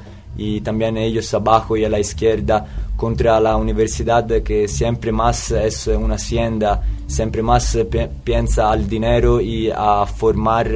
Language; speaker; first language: Spanish; non-native, fluent; Italian